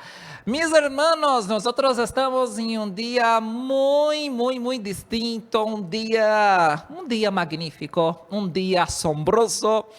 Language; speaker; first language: Spanish; non-native, learner; Portuguese